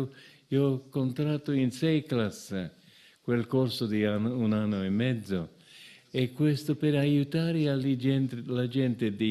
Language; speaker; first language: Italian; non-native, fluent; English